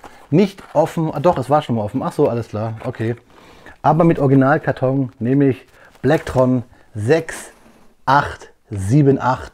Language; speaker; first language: German; native; German